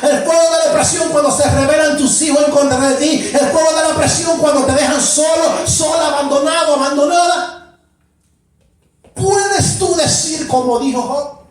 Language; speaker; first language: Spanish; native; Spanish